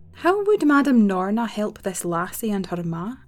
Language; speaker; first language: English; native; English